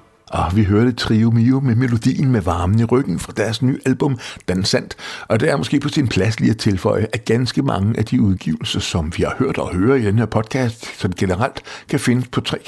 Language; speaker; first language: Danish; native; Danish